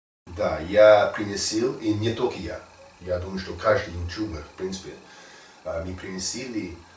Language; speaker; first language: Russian; non-native, learner; English